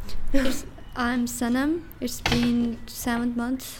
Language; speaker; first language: English; non-native, learner; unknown